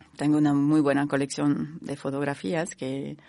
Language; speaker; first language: Spanish; non-native, fluent; French